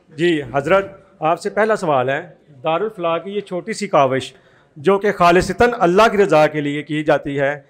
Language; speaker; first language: Urdu; non-native, local second language; Punjabi